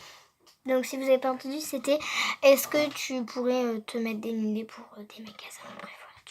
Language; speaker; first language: French; native; French